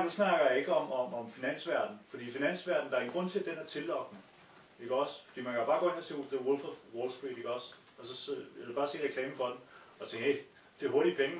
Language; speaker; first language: Danish; native; Danish